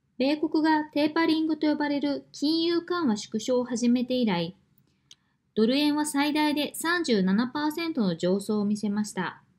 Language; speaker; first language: Japanese; native; Japanese